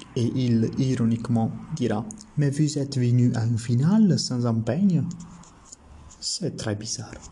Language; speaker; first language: French; non-native, learner; Italian